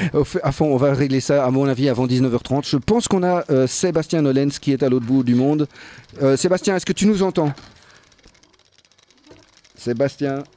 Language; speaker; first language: French; native; French